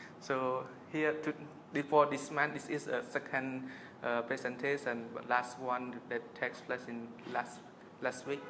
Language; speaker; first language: English; non-native, fluent; Khmer